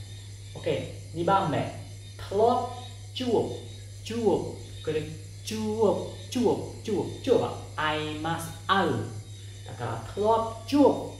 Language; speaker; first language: Japanese; non-native, fluent; Khmer